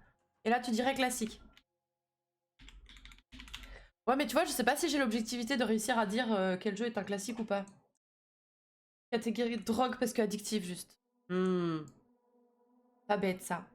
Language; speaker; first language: French; native; French